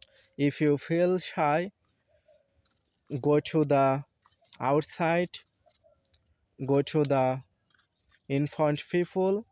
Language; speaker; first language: English; non-native, learner; Bangla